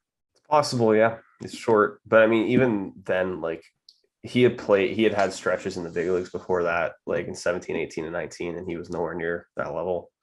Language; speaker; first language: English; native; English